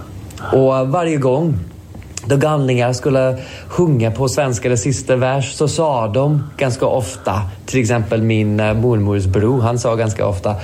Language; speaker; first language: Swedish; non-native, fluent; English